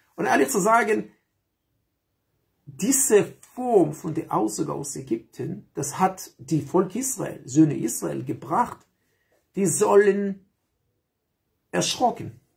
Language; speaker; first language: German; non-native, fluent; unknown